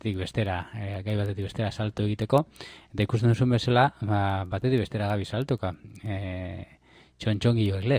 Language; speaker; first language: Basque; native; Basque